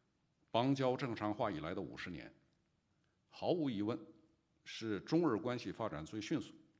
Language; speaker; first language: Chinese; native; Chinese